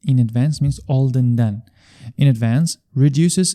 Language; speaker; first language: English; non-native, fluent; Uzbek